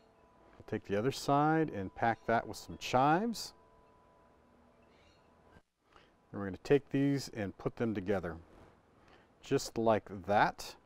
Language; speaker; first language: English; native; English